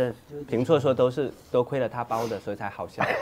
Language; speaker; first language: Chinese; native; Chinese